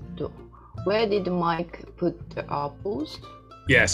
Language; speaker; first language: English; non-native, learner; Japanese